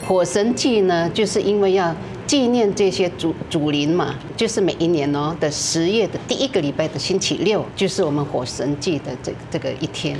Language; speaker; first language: Chinese; non-native, local second language; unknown